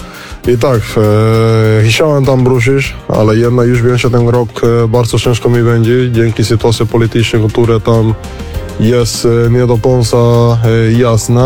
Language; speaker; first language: Polish; non-native, learner; Spanish